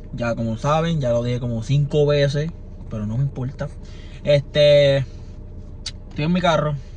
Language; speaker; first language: Spanish; early bilingual, heritage; Spanish